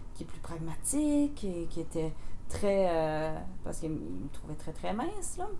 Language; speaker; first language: French; native; French